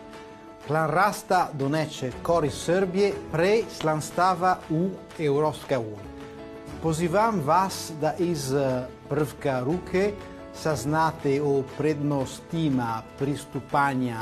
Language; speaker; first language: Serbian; non-native, learner; Italian